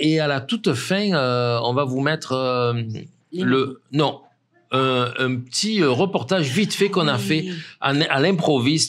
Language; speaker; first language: French; native; French